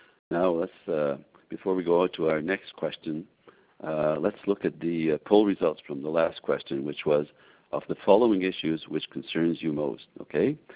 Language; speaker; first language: English; native; English